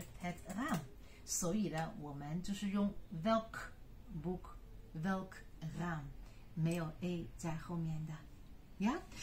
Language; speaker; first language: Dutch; non-native, fluent; Chinese